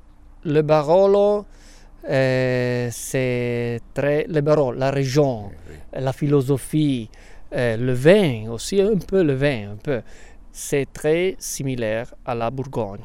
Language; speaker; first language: French; non-native, fluent; Italian